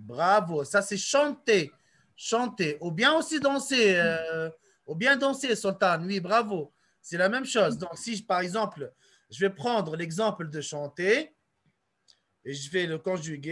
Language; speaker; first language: French; non-native, local second language; Arabic